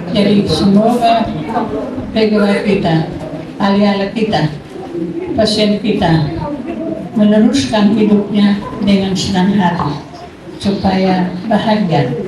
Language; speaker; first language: Indonesian; non-native, fluent; Dutch